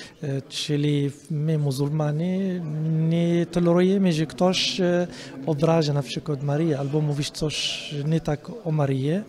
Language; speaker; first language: Polish; non-native, fluent; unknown